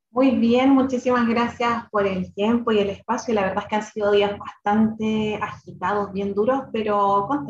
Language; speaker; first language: Spanish; native; Spanish